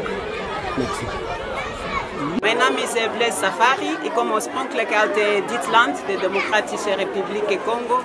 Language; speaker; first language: Dutch; non-native, fluent; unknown